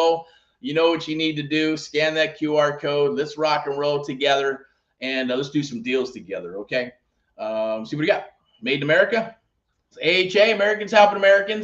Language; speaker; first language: English; native; English